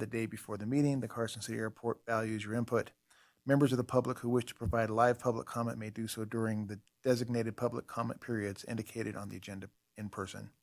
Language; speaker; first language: English; native; English